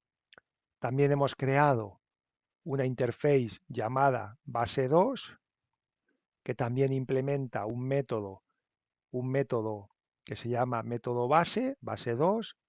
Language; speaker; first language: Spanish; native; Spanish